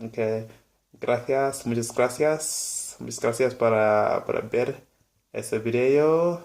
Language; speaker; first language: Spanish; non-native, learner; English